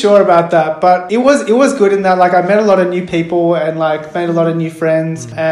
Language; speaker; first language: English; native; English